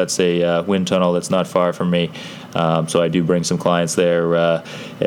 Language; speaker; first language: English; native; English